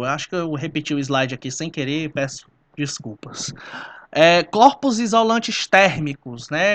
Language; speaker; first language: Portuguese; native; Portuguese